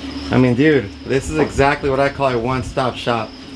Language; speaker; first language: English; early bilingual, other home language; Spanish